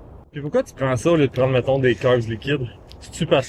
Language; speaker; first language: French; native; French